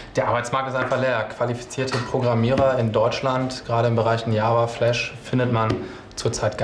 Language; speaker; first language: German; native; German